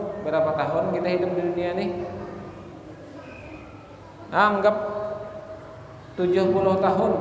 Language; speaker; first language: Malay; non-native, local second language; Banjar